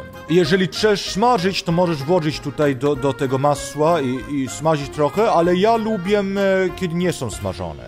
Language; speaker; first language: Polish; early bilingual, heritage; Polish